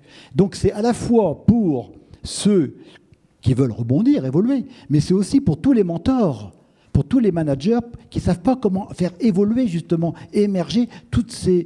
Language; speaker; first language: French; native; French